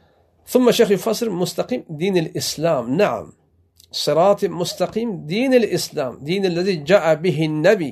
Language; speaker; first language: Arabic; non-native, fluent; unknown